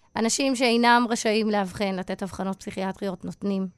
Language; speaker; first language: Hebrew; native; Hebrew